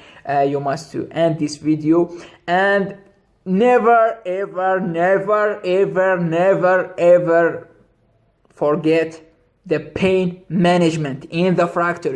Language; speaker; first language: English; non-native, local second language; Arabic